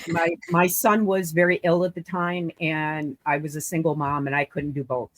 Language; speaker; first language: English; native; English